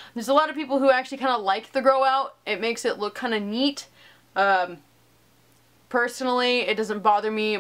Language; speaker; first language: English; native; English